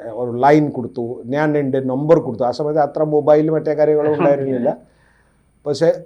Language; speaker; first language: Malayalam; non-native, local second language; Odia